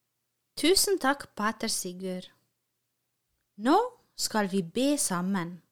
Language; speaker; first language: Norwegian; non-native, fluent; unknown